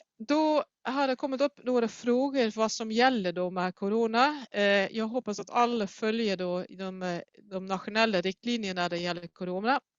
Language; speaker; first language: Swedish; non-native, fluent; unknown